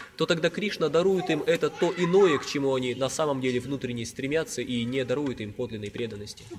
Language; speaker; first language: Russian; native; Russian